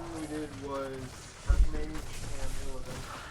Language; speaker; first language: English; native; English